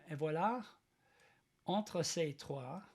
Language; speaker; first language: French; non-native, learner; English